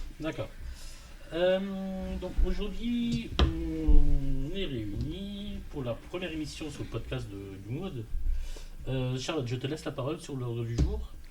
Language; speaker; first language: French; native; French